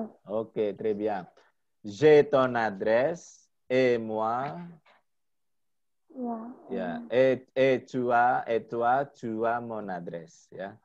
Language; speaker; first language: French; non-native, fluent; Indonesian